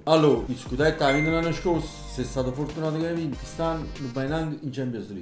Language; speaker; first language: Italian; native; Italian